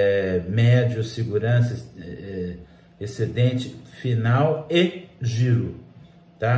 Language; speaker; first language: Portuguese; native; Portuguese